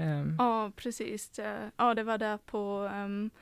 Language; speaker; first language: Swedish; non-native, fluent; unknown